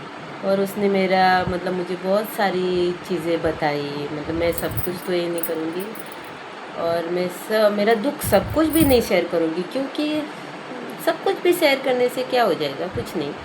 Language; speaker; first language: Hindi; non-native, local second language; Konkani